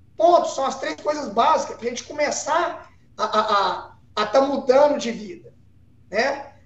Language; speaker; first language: Portuguese; native; Portuguese